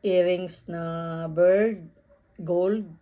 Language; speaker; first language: English; non-native, local second language; Filipino